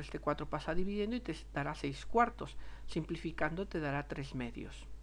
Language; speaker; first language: Spanish; native; Spanish